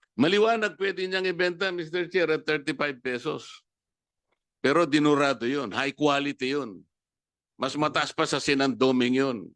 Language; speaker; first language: Filipino; non-native, local second language; Pampanga